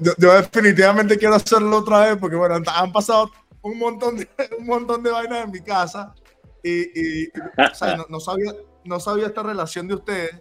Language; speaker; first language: Spanish; native; Spanish